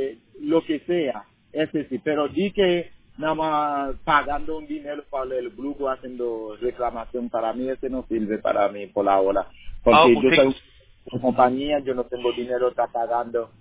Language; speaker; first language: Spanish; non-native, learner; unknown